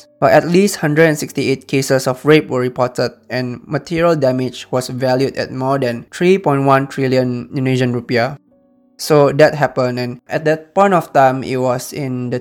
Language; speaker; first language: English; early bilingual, other home language; Indonesian